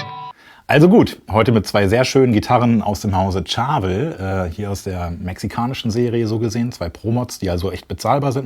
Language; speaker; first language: German; native; German